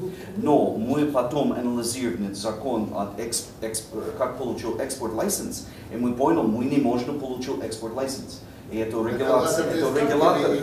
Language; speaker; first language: Russian; non-native, learner; English